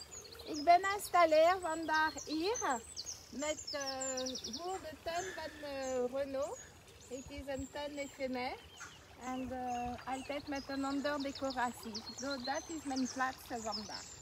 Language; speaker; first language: Dutch; non-native, local second language; French